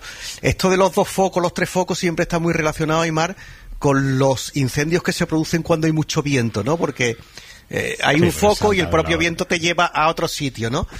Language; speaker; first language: Spanish; native; Spanish